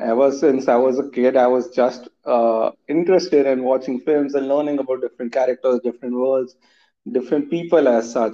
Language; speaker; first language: English; non-native, local second language; Hindi